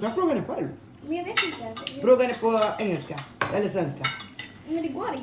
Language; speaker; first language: Swedish; early bilingual, other home language; Azerbaijani